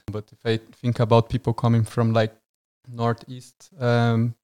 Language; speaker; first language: English; non-native, fluent; Portuguese